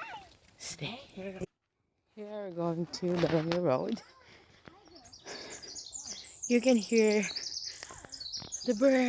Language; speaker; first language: English; non-native, local second language; Filipino